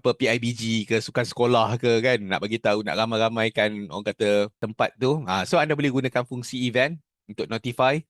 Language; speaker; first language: Malay; native; Malay